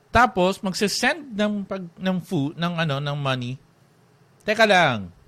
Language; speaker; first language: Filipino; native; Filipino